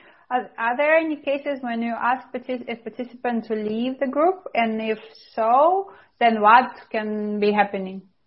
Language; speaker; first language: English; non-native, fluent; Russian